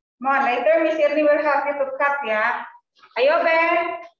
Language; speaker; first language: English; non-native, learner; Indonesian